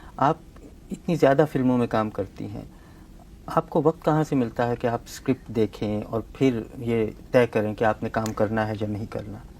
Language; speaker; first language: Hindi; native; Hindi